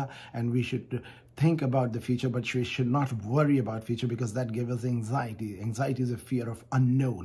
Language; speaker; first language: English; non-native, fluent; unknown